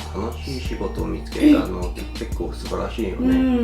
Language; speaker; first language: Japanese; early bilingual, heritage; English